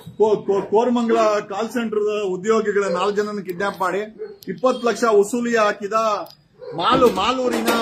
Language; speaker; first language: Kannada; native; Kannada